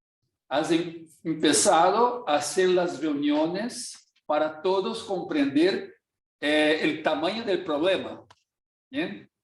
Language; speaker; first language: Spanish; non-native, learner; Portuguese